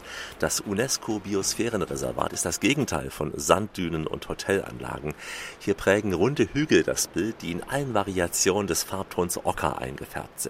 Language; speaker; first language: German; native; German